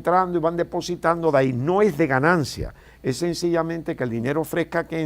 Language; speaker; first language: Spanish; native; Spanish